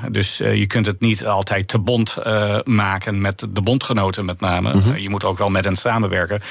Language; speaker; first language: Dutch; non-native, fluent; English